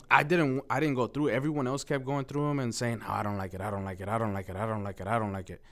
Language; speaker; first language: English; early bilingual, other home language; Spanish